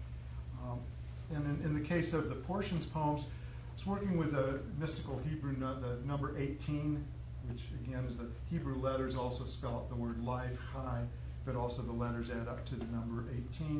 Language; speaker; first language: English; native; English